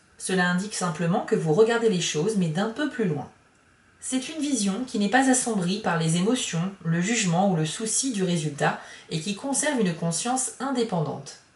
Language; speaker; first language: French; native; French